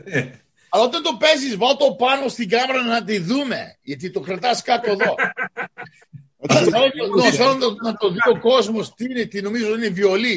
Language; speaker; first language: Greek; early bilingual, heritage; Greek